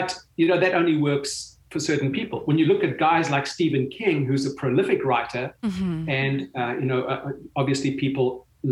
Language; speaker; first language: English; native; English